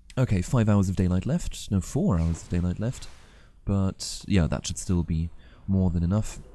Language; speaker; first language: English; native; English